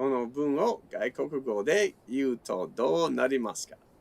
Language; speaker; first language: Japanese; non-native, learner; English